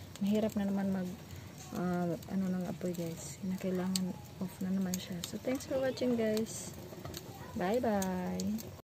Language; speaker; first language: Filipino; non-native, local second language; Waray